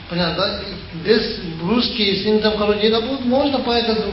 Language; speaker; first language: Russian; non-native, learner; Tibetan